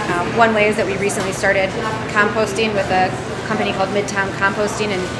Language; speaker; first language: English; native; English